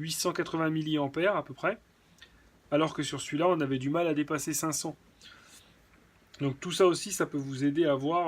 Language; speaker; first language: French; native; French